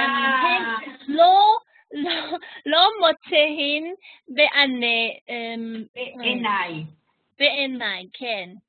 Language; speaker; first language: Hebrew; non-native, learner; German